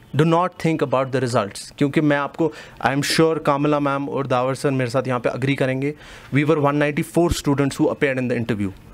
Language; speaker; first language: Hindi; non-native, local second language; Kashmiri